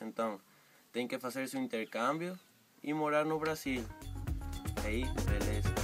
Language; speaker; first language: Portuguese; non-native, fluent; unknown